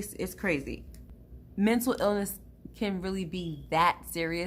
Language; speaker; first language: English; native; English